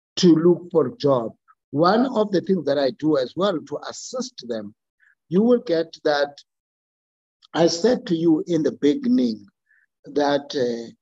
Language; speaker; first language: English; non-native, local second language; Xhosa